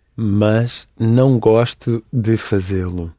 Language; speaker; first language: Portuguese; non-native, learner; English